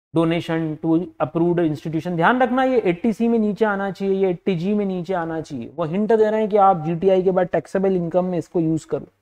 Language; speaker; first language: Hindi; native; Hindi